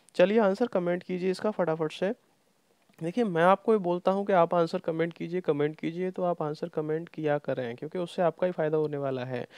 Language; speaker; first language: Hindi; native; Hindi